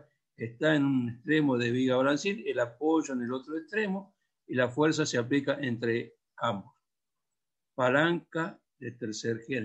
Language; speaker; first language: Spanish; native; Spanish